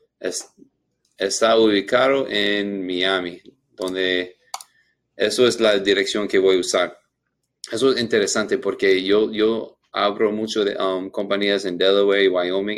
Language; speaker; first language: Spanish; non-native, learner; English